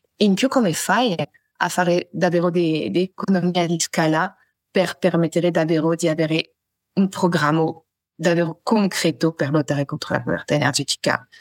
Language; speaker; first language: Italian; non-native, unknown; French